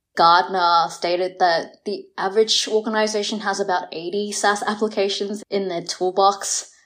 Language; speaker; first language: English; early bilingual, other home language; Vietnamese